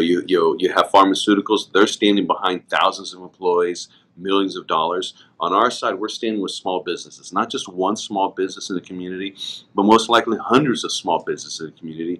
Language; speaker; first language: English; native; English